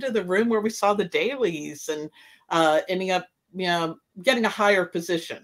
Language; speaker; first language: English; native; English